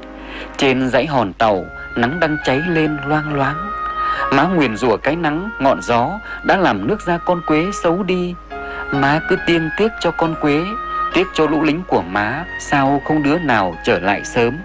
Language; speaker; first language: Vietnamese; native; Vietnamese